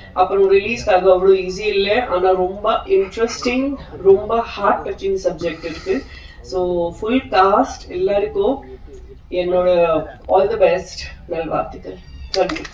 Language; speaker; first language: Tamil; non-native, fluent; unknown